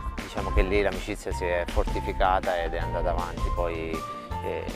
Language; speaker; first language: Italian; native; Italian